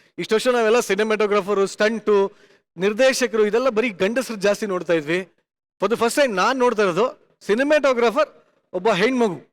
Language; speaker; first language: Kannada; native; Kannada